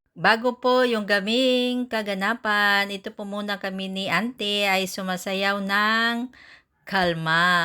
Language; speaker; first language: Filipino; non-native, local second language; Waray